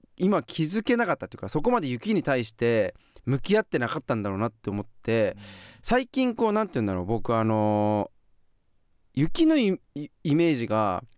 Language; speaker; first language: Japanese; native; Japanese